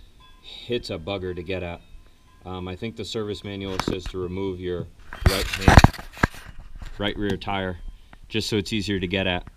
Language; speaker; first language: English; native; English